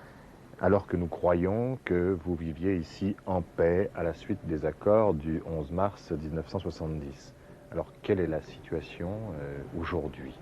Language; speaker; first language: French; native; French